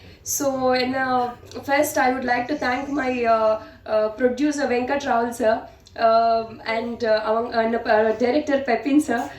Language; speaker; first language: Tamil; non-native, learner; Telugu